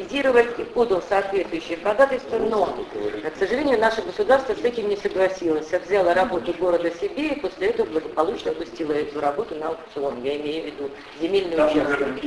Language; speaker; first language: Russian; native; Russian